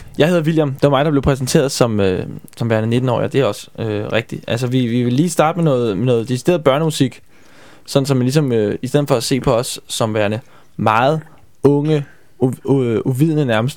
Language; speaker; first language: Danish; native; Danish